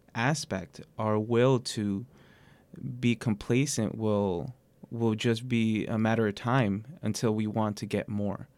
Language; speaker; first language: English; native; English